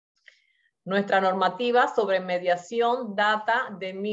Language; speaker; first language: Spanish; native; Spanish